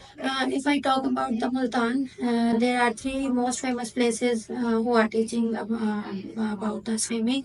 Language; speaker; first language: English; non-native, learner; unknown